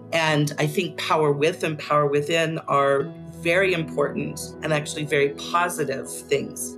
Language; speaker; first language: English; native; English